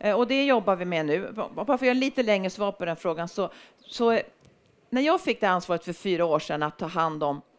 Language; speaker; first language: Swedish; native; Swedish